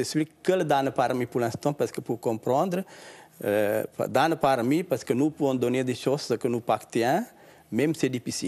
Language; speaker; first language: French; non-native, learner; Sinhala